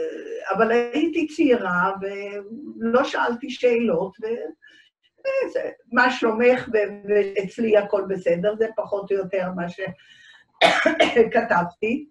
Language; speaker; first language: Hebrew; early bilingual, other home language; Dutch